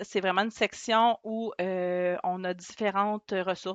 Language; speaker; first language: French; native; French